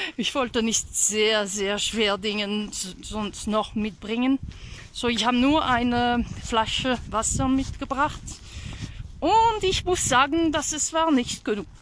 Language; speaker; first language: German; non-native, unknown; Hungarian